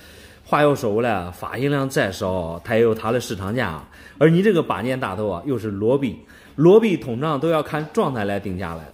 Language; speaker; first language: Chinese; native; Chinese